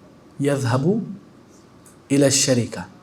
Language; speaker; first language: Arabic; non-native, fluent; Urdu